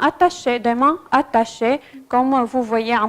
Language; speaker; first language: French; non-native, fluent; Arabic